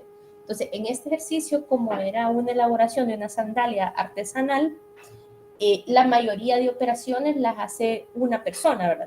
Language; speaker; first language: Spanish; native; Spanish